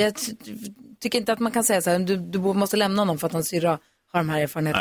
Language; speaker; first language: Swedish; native; Swedish